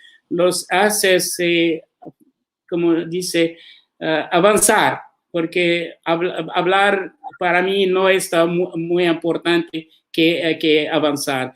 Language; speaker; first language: Spanish; non-native, learner; Arabic